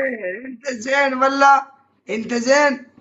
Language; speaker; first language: Arabic; non-native, learner; Punjabi